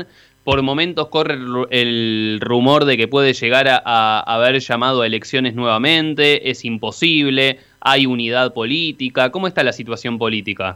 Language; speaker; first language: Spanish; native; Spanish